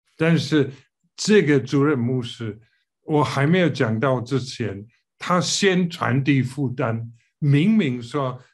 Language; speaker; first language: Chinese; non-native, fluent; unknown